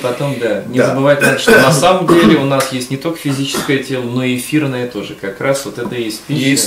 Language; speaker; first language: Russian; native; Russian